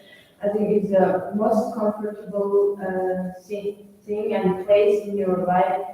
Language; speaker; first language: English; non-native, fluent; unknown